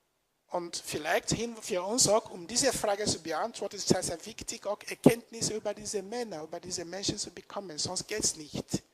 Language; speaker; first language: German; non-native, fluent; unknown